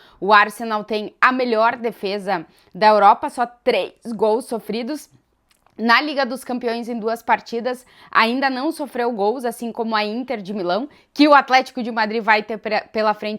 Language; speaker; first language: Portuguese; native; Portuguese